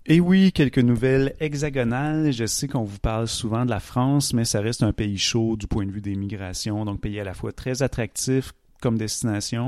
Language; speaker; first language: French; native; French